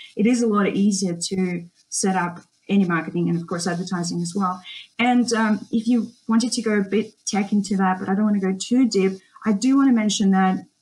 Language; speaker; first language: English; non-native, fluent; Russian